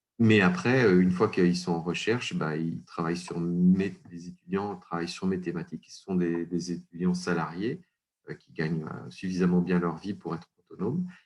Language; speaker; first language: French; native; French